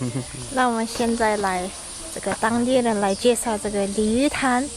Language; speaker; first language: Chinese; non-native, fluent; Mongolian